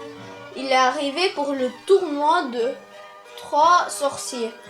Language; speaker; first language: French; non-native, learner; Russian